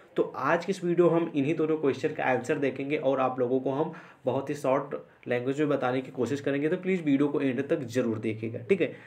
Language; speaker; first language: Hindi; native; Hindi